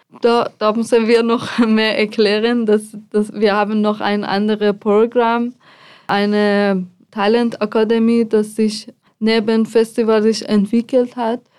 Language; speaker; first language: German; non-native, fluent; Persian